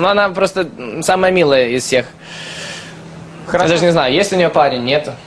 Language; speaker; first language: Russian; early bilingual, heritage; Russian